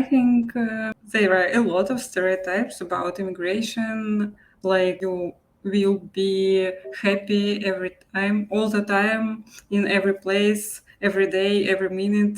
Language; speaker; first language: English; non-native, local second language; Russian